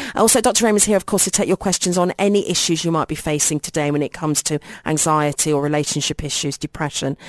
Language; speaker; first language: English; native; English